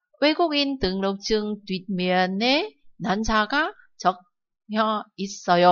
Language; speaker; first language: Korean; non-native, fluent; Vietnamese